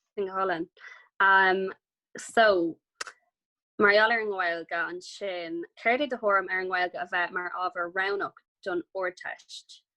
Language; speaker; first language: Irish; non-native, local second language; English